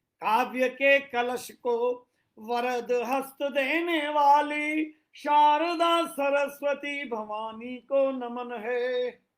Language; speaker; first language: Hindi; native; Hindi